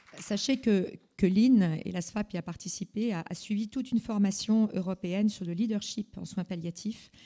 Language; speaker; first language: French; native; French